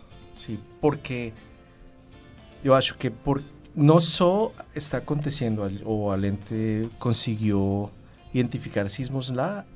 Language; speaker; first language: Portuguese; non-native, fluent; Spanish